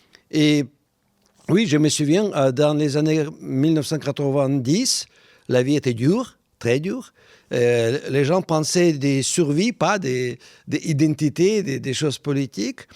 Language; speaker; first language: French; non-native, fluent; Russian